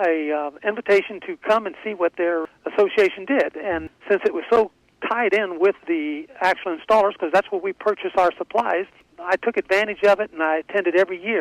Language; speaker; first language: English; native; English